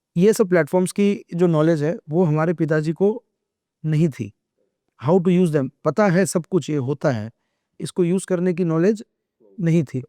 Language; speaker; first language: Hindi; non-native, local second language; Gujarati